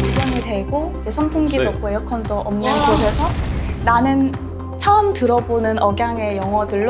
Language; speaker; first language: Korean; native; Korean